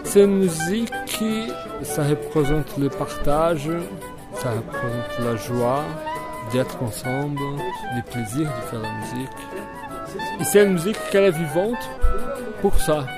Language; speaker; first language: French; non-native, fluent; Portuguese